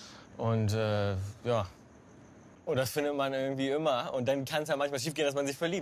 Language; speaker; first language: German; native; German